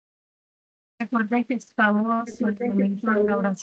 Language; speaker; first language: Spanish; native; Spanish